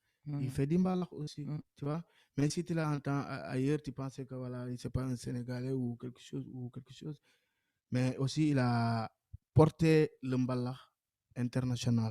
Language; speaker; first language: French; non-native, local second language; Wolof